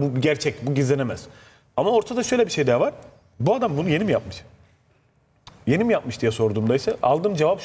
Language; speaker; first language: Turkish; native; Turkish